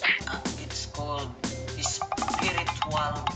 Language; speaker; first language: English; non-native, learner; Filipino